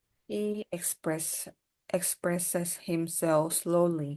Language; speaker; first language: English; non-native, learner; Thai